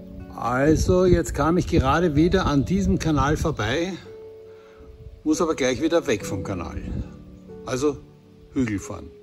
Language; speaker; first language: German; native; German